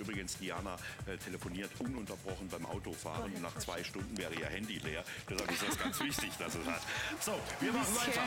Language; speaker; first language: German; native; German